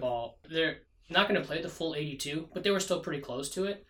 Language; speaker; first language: English; native; English